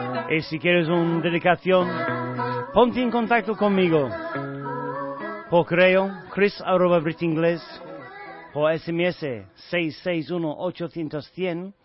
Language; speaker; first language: Spanish; non-native, fluent; English